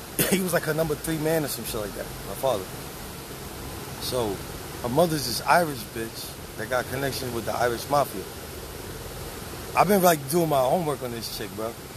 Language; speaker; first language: English; early bilingual, other home language; Spanish